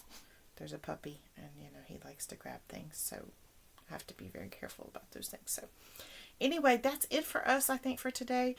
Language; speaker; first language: English; native; English